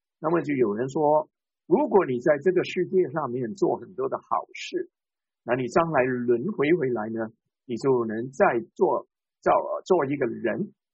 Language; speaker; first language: Chinese; non-native, local second language; Cantonese